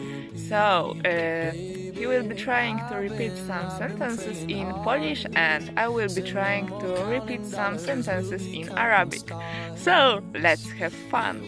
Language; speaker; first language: English; non-native, fluent; Polish